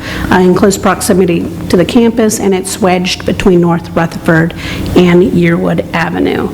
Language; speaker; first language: English; native; English